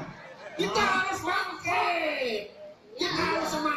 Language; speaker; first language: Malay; non-native, local second language; Balinese